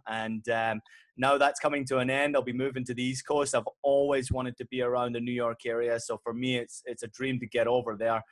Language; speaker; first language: English; native; English